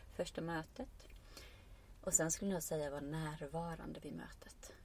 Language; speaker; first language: Swedish; non-native, fluent; Icelandic